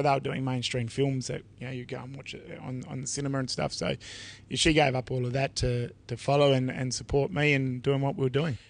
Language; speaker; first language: English; native; English